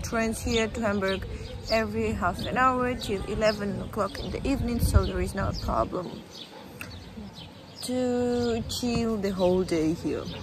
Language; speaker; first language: English; non-native, fluent; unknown